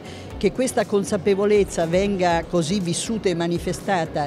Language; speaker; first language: Italian; native; Italian